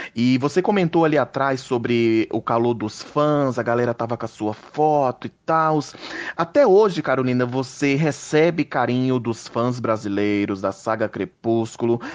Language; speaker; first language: Portuguese; native; Portuguese